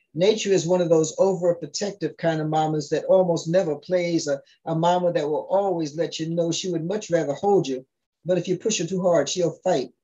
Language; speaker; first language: English; early bilingual, other home language; Spanish